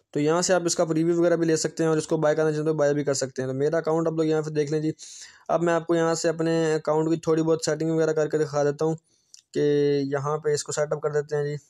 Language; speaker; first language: Hindi; native; Hindi